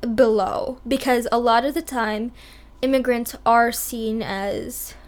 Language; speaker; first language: English; early bilingual, other home language; Hindi